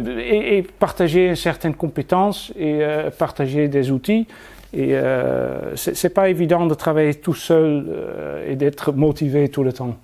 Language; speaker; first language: French; non-native, fluent; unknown